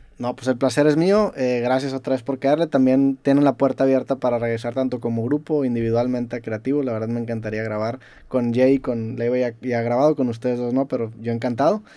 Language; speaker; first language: Spanish; native; Spanish